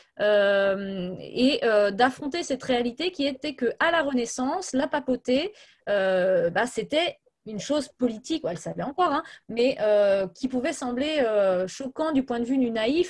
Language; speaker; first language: French; non-native, fluent; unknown